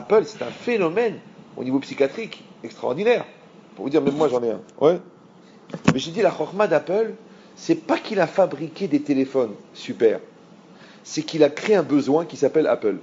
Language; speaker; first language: French; native; French